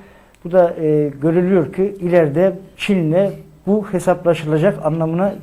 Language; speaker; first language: Turkish; native; Turkish